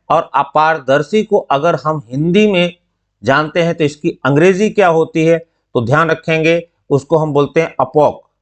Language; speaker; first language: Hindi; native; Hindi